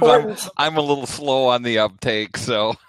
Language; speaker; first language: English; native; English